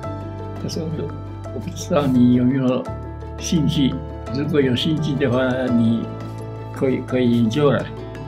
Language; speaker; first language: Chinese; non-native, local second language; Min Nan Chinese